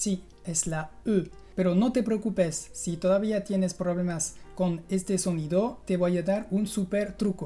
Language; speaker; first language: Spanish; non-native, fluent; French